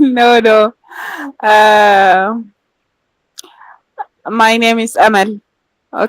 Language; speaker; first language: English; non-native, learner; Arabic